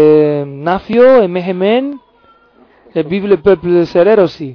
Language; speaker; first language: French; non-native, fluent; Spanish